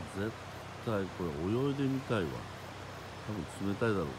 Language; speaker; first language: Japanese; native; Japanese